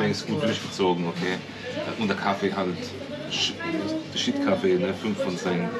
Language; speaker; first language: German; native; German